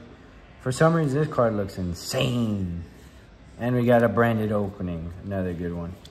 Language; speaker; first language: English; native; English